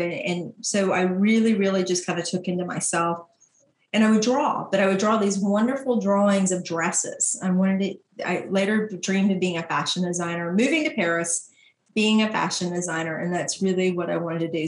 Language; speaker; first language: English; native; English